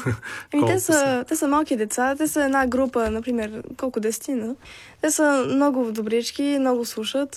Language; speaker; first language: Bulgarian; early bilingual, heritage; French